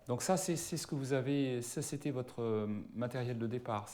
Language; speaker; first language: French; native; French